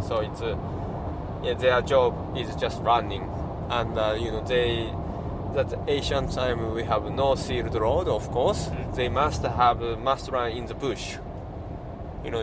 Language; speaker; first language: English; non-native, learner; Japanese